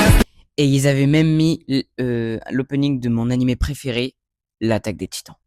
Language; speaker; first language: French; native; French